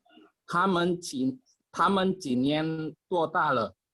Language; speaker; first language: Chinese; non-native, learner; Indonesian